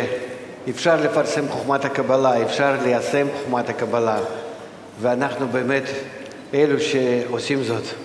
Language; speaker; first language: Hebrew; non-native, fluent; Russian